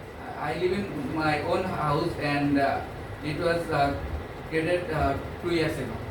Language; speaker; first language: English; non-native, learner; Bangla